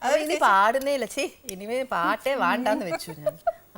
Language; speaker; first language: Malayalam; non-native, fluent; Telugu